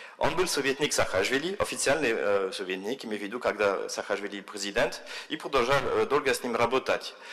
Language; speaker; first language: Russian; non-native, fluent; French